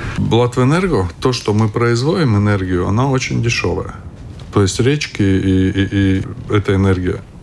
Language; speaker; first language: Russian; non-native, local second language; Latvian